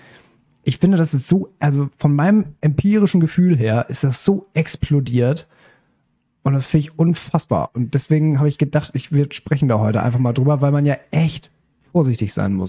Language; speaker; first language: German; native; German